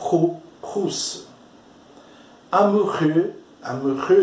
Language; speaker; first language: French; non-native, fluent; Portuguese